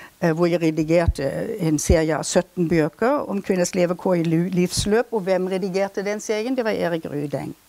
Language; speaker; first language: Norwegian; non-native, fluent; German